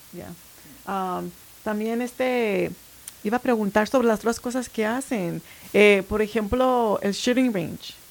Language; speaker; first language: Spanish; early bilingual, heritage; Spanish